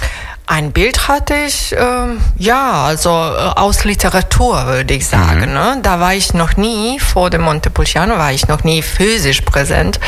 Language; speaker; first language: German; non-native, fluent; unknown